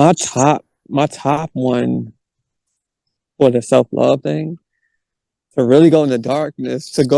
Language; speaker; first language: English; native; English